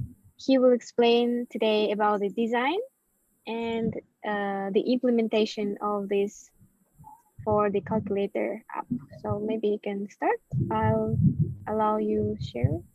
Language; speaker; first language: English; non-native, fluent; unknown